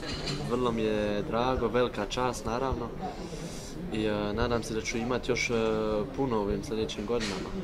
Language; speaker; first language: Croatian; early bilingual, heritage; Bosnian